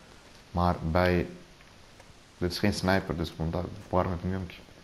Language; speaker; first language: Dutch; early bilingual, other home language; Turkish